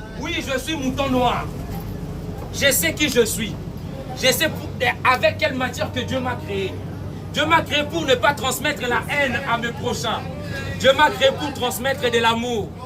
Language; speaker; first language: French; non-native, local second language; Lingala